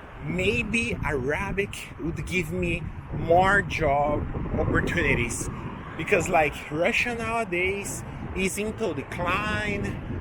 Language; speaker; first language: English; non-native, local second language; Portuguese